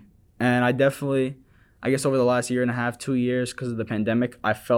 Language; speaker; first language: English; native; English